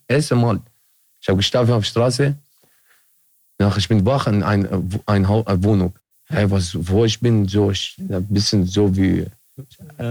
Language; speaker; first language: German; non-native, learner; Arabic